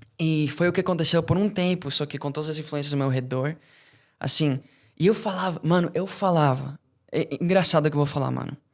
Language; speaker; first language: Portuguese; non-native, fluent; English